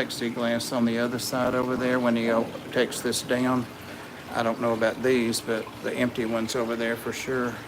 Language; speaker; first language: English; native; English